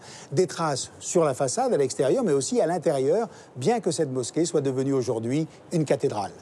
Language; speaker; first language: French; native; French